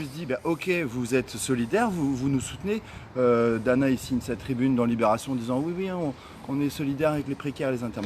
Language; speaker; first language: French; native; French